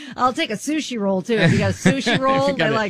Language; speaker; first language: English; native; English